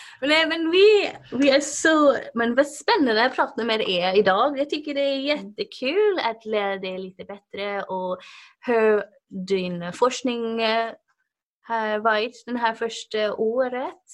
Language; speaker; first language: Swedish; non-native, fluent; English